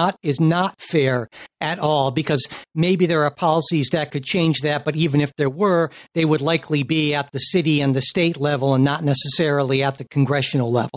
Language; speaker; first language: English; native; English